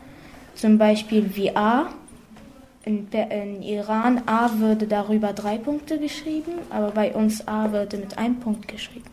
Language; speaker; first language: German; early bilingual, other home language; Arabic